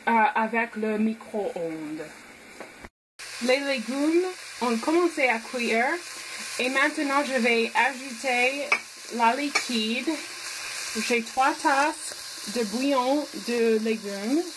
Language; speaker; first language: French; non-native, fluent; English